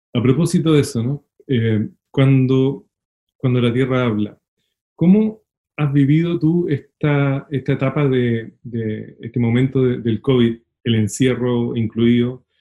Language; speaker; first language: Spanish; native; Spanish